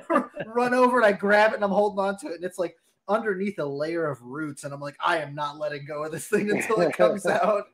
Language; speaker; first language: English; native; English